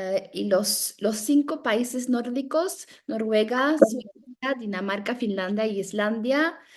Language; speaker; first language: Spanish; non-native, fluent; Norwegian